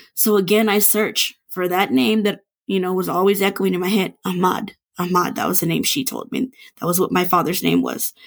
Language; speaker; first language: English; native; English